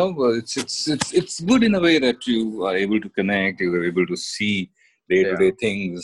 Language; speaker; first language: English; non-native, local second language; Hindi